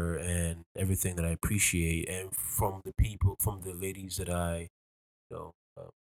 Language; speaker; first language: English; early bilingual, other home language; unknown